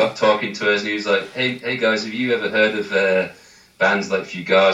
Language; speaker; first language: English; native; English